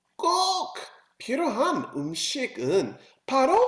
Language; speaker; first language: Korean; non-native, learner; English